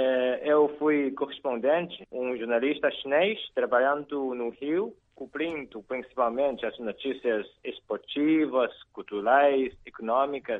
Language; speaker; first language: Portuguese; non-native, fluent; Chinese